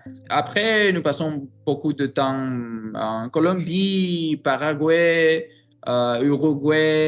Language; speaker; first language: French; non-native, learner; Greek